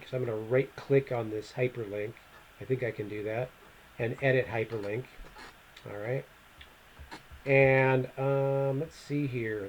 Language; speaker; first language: English; native; English